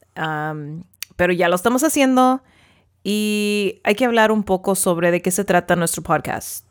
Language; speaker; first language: Spanish; early bilingual, heritage; Spanish